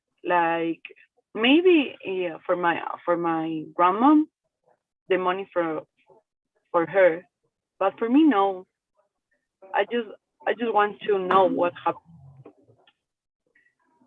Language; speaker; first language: English; non-native, learner; Spanish